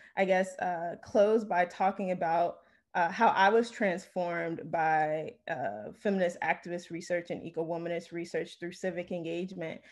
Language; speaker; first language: English; native; English